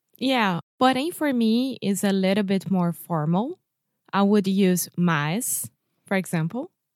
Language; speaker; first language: English; non-native, fluent; Portuguese